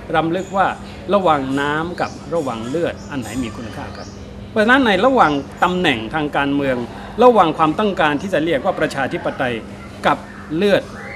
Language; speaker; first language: Thai; native; Thai